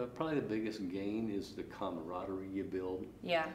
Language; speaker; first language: English; native; English